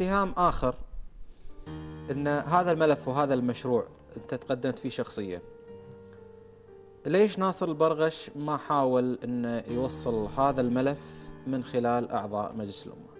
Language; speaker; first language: Arabic; native; Arabic